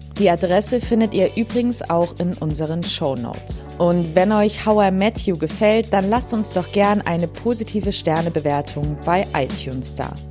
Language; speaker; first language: German; native; German